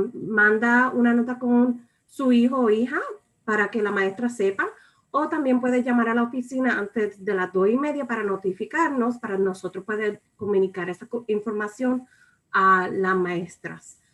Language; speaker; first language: Spanish; early bilingual, other home language; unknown